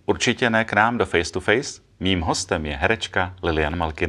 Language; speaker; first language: Czech; native; Czech